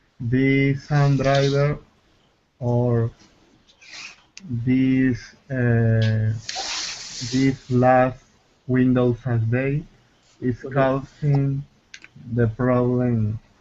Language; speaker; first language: English; non-native, learner; Spanish